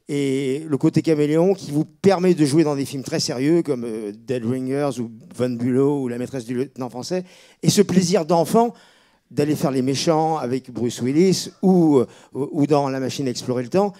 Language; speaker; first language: French; native; French